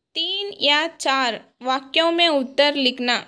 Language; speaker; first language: Hindi; non-native, local second language; Kannada